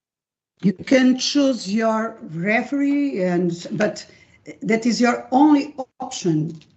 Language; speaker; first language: English; non-native, learner; Portuguese